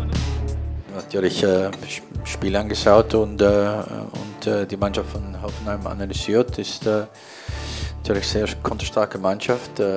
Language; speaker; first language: German; non-native, fluent; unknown